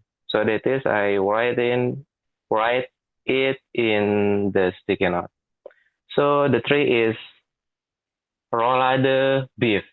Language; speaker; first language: English; non-native, learner; Indonesian